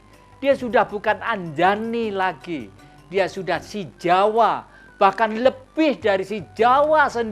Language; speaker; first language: Indonesian; native; Indonesian